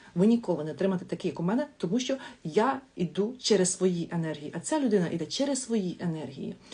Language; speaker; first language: Ukrainian; non-native, local second language; Russian